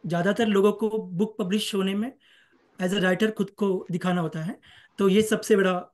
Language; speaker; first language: Hindi; non-native, local second language; Marathi